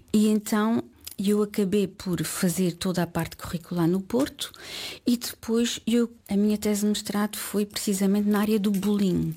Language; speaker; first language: Portuguese; early bilingual, heritage; Portuguese